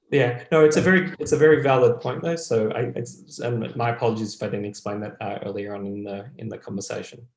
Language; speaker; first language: English; native; English